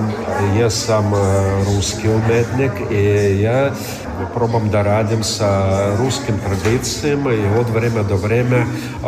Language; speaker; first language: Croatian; non-native, fluent; Russian